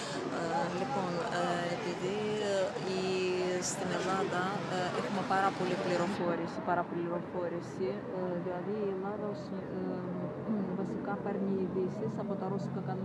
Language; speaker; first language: Greek; non-native, fluent; Ukrainian